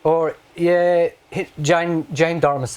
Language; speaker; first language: Hindi; non-native, learner; English